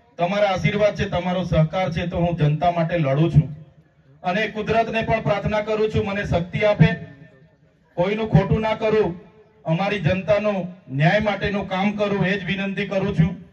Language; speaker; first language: Gujarati; non-native, local second language; Vasavi